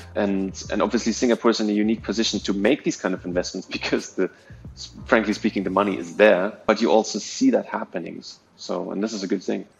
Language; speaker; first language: English; non-native, fluent; German